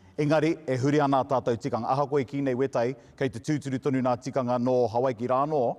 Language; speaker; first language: Māori; non-native, local second language; English